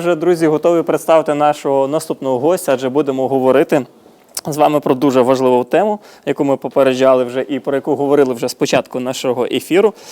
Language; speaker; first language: Ukrainian; native; Ukrainian